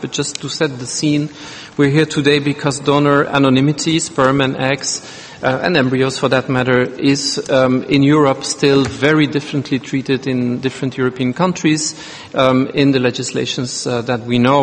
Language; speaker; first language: English; non-native, fluent; Dutch